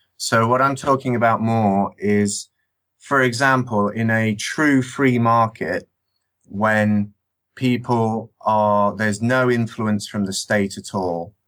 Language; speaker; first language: English; native; English